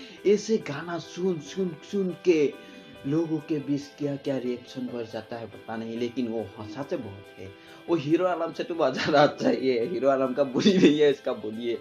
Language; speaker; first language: Hindi; non-native, local second language; Assamese